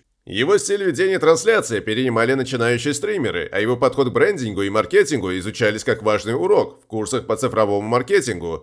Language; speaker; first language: Russian; native; Russian